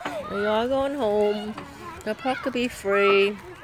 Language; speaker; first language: English; non-native, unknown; Vietnamese